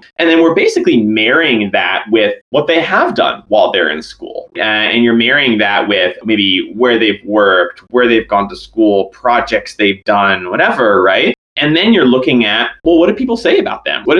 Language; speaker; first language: English; native; English